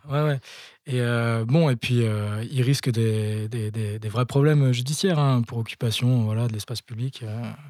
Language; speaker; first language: French; native; French